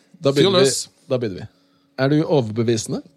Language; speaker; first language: Norwegian; native; Norwegian